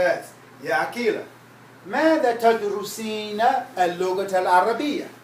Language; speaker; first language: Arabic; non-native, fluent; English